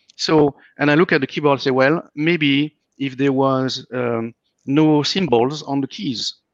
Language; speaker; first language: English; non-native, fluent; French